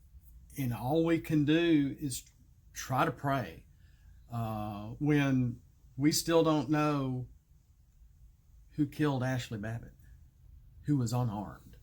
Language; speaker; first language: English; native; English